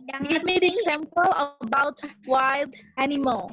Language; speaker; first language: English; non-native, learner; Indonesian